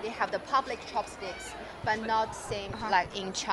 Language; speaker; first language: English; non-native, learner; Chinese